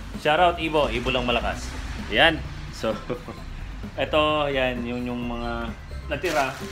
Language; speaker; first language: Filipino; native; Filipino